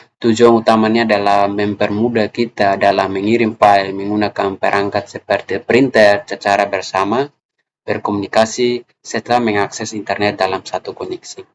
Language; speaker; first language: Indonesian; non-native, local second language; Tetum